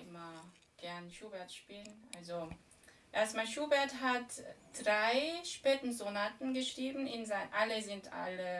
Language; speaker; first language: German; non-native, fluent; Korean